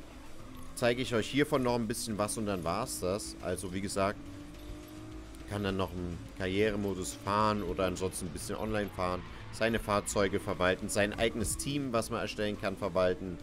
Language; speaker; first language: German; native; German